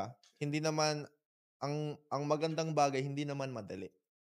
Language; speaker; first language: Filipino; native; Filipino